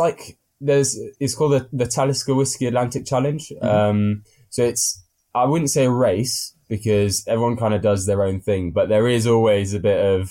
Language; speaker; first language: English; native; English